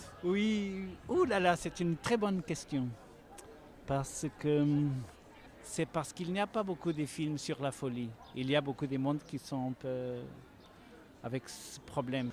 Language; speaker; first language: French; non-native, learner; Portuguese